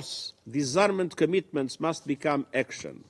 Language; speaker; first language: English; non-native, fluent; Portuguese